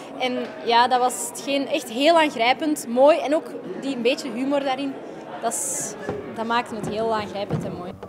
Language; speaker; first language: Dutch; native; Dutch